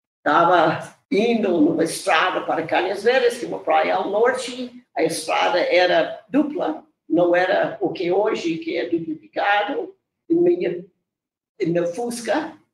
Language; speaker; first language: Portuguese; non-native, fluent; English